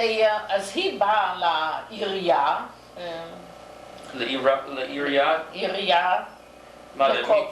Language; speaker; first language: Hebrew; non-native, fluent; Yiddish